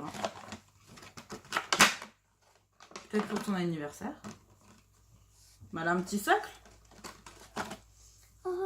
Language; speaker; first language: French; native; French